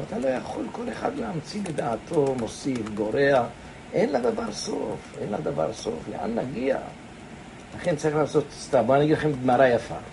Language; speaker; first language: Hebrew; native; Hebrew